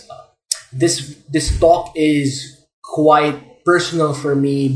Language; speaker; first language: English; non-native, local second language; Filipino